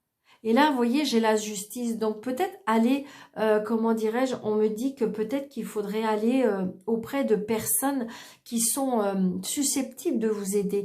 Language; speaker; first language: French; native; French